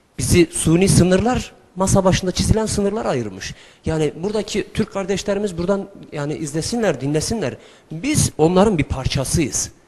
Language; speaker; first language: Turkish; early bilingual, heritage; Turkish